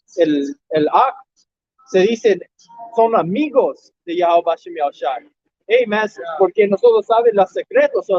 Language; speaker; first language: Spanish; non-native, learner; English